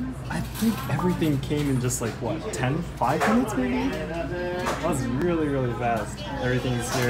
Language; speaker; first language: English; early bilingual, other home language; Japanese